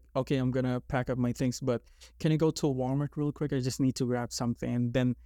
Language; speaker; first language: English; non-native, local second language; Filipino